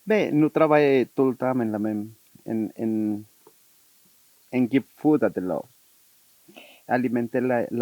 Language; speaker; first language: French; non-native, learner; Spanish